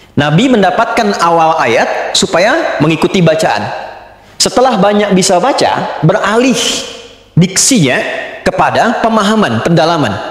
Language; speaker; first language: Indonesian; native; Indonesian